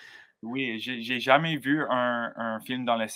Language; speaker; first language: French; non-native, learner; English